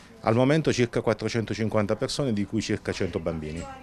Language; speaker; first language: Italian; native; Italian